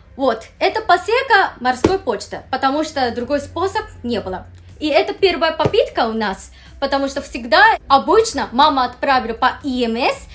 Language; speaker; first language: Russian; non-native, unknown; Japanese